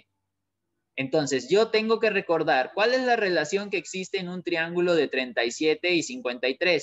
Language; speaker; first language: Spanish; native; Spanish